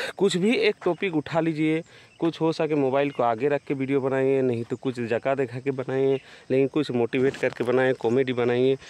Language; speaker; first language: Hindi; non-native, local second language; Bangla